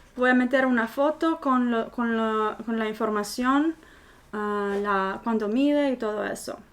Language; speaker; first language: Spanish; non-native, fluent; English